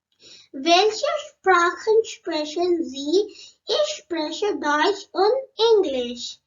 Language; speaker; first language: German; non-native, learner; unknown